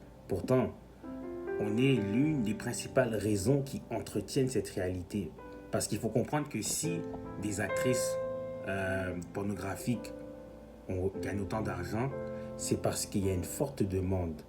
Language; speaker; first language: French; native; French